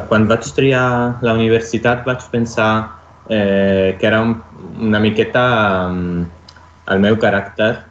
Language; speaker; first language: Catalan; non-native, learner; Italian